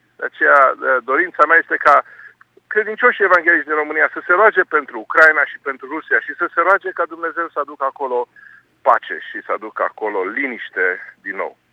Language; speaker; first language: Romanian; native; Romanian